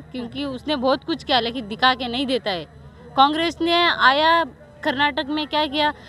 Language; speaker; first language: Hindi; non-native, local second language; Kannada